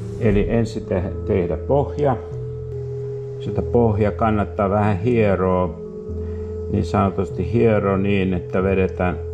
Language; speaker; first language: Finnish; non-native, fluent; Serbian